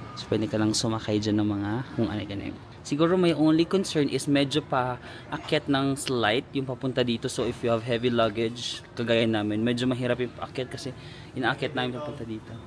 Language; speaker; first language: Filipino; native; Filipino